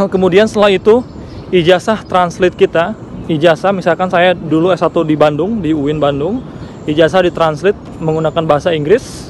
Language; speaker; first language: Indonesian; non-native, local second language; Sundanese